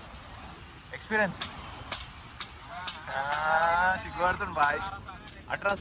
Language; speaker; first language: Hindi; non-native, local second language; Telugu